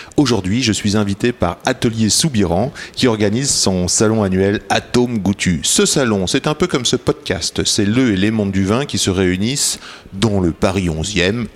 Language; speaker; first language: French; native; French